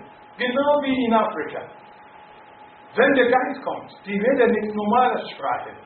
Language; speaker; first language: German; non-native, fluent; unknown